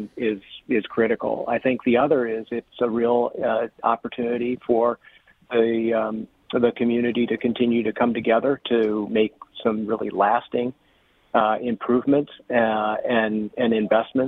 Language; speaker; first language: English; native; English